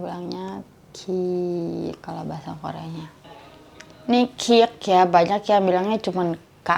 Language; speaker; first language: Indonesian; native; Indonesian